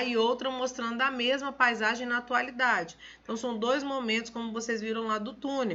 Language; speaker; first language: Portuguese; native; Portuguese